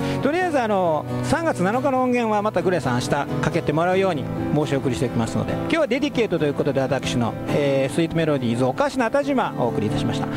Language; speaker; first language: Japanese; native; Japanese